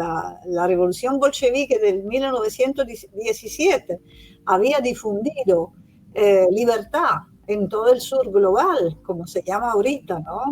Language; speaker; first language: Spanish; non-native, fluent; Italian